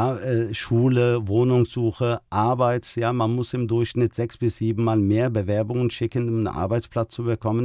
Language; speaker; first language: German; early bilingual, other home language; Turkish